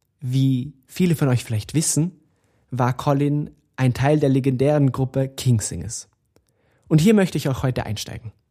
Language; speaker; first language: German; native; German